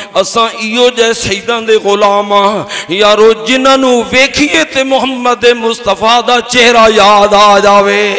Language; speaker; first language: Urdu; non-native, local second language; Punjabi